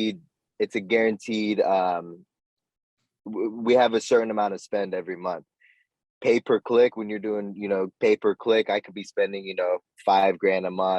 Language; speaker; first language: English; native; English